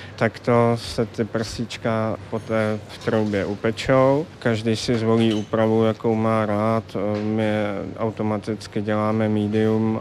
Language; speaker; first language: Czech; native; Czech